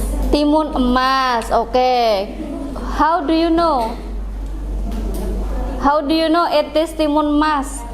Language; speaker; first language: English; non-native, fluent; Indonesian